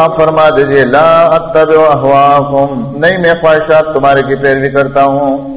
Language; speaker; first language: Urdu; non-native, local second language; Pashto